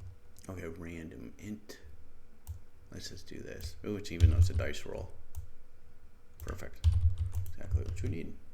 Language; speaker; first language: English; native; English